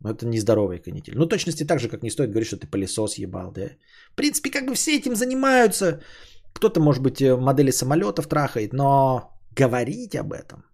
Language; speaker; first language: Russian; native; Russian